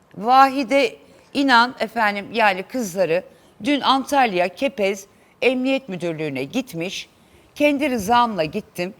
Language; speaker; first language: Turkish; native; Turkish